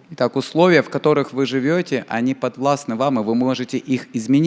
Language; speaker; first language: Russian; native; Russian